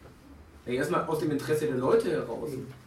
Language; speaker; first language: German; native; German